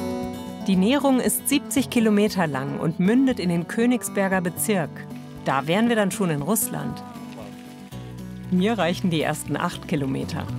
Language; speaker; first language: German; native; German